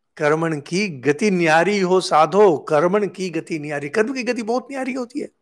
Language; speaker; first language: Hindi; non-native, local second language; Bangla